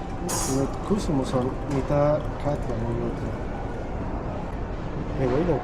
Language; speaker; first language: Finnish; non-native, learner; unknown